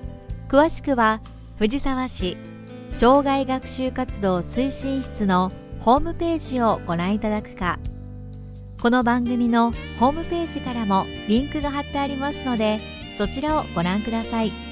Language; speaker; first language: Japanese; native; Japanese